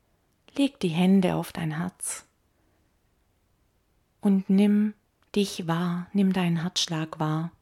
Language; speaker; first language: German; native; German